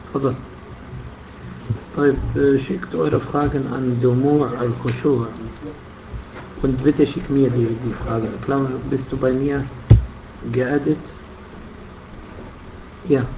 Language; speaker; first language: German; non-native, fluent; Arabic